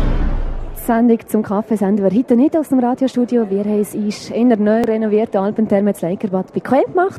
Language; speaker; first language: German; native; German